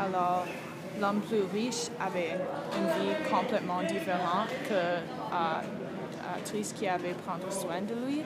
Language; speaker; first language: French; non-native, learner; English